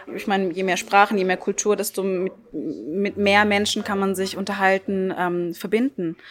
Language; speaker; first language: German; early bilingual, other home language; Turkish